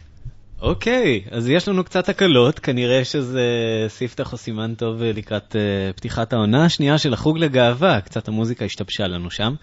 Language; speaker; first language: Hebrew; native; Hebrew